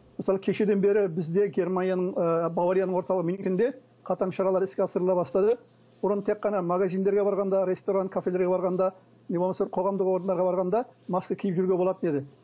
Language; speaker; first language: Kazakh; early bilingual, heritage; Kazakh